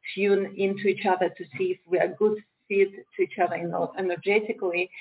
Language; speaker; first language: English; non-native, fluent; Romanian